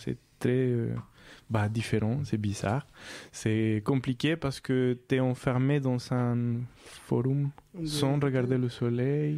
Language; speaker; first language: French; non-native, fluent; Spanish